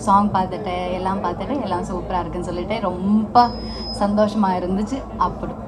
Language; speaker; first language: Tamil; non-native, learner; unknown